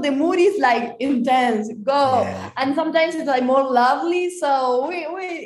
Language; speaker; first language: English; non-native, fluent; Spanish